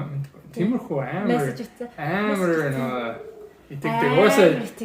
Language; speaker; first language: Mongolian; early bilingual, heritage; English